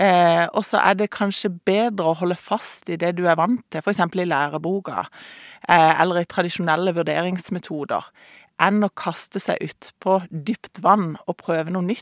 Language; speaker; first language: Norwegian; native; Norwegian